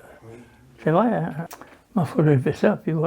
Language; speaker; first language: French; native; French